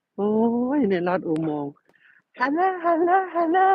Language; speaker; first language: Thai; non-native, fluent; Burmese